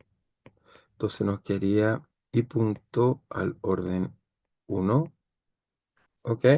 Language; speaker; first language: Spanish; native; Spanish